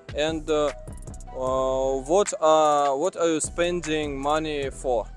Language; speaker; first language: English; non-native, learner; Russian